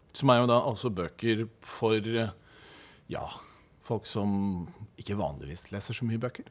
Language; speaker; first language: Norwegian; native; Norwegian